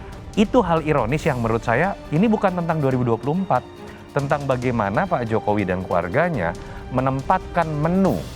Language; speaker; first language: Indonesian; native; Indonesian